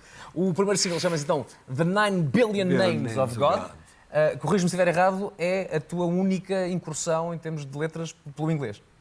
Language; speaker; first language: Portuguese; native; Portuguese